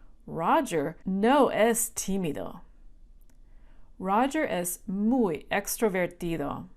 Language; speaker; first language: Spanish; non-native, fluent; English